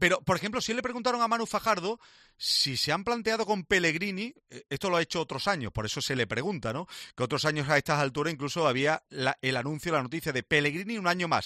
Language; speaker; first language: Spanish; native; Spanish